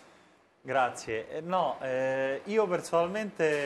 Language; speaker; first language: Italian; native; Italian